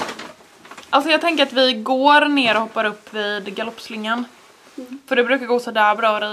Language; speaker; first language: Swedish; native; Swedish